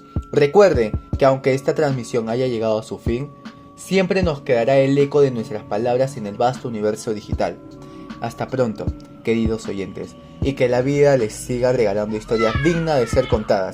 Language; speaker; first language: Spanish; native; Spanish